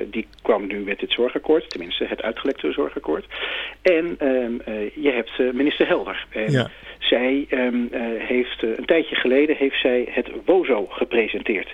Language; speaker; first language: Dutch; native; Dutch